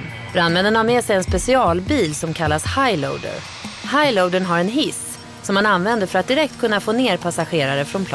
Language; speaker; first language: Swedish; native; Swedish